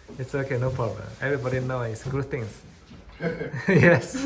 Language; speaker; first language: English; non-native, learner; Chinese